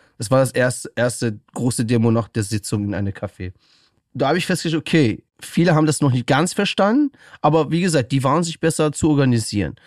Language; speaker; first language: German; early bilingual, other home language; Persian